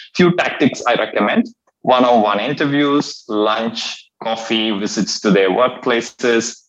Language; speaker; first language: English; non-native, local second language; Malayalam